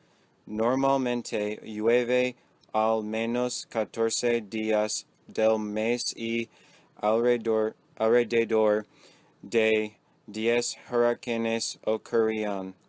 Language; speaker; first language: Spanish; non-native, learner; English